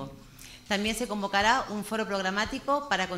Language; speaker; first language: Spanish; native; Spanish